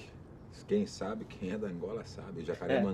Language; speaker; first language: Portuguese; native; Portuguese